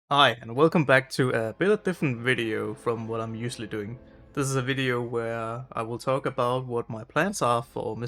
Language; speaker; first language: English; non-native, fluent; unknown